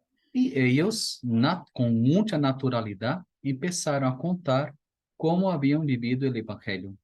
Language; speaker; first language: Spanish; non-native, fluent; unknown